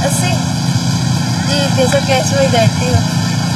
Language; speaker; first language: Spanish; early bilingual, other home language; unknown